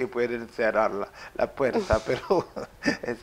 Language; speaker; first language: Spanish; non-native, learner; French